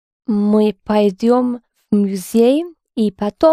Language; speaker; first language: Russian; non-native, learner; English